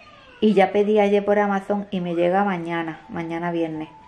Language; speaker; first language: Spanish; native; Spanish